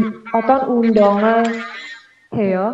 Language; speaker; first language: Korean; non-native, learner; Indonesian